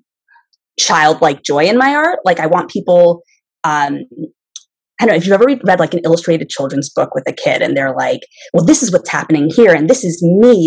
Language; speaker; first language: English; native; English